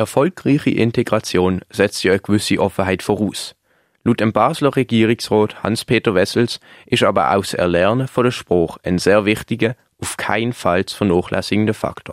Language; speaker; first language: German; native; German